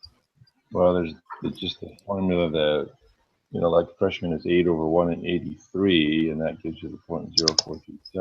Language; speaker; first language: English; native; English